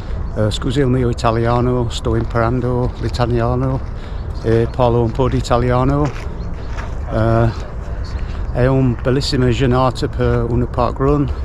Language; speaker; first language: Italian; non-native, learner; English